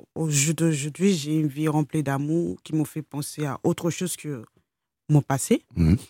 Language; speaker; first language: French; non-native, fluent; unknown